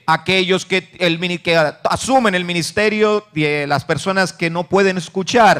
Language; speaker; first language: Spanish; native; Spanish